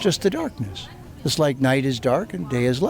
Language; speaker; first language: English; native; English